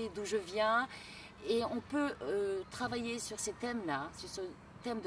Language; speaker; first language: French; early bilingual, other home language; Kabyle